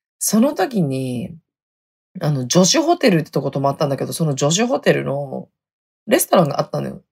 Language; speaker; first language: Japanese; native; Japanese